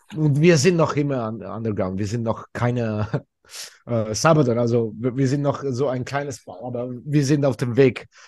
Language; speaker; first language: German; non-native, fluent; Italian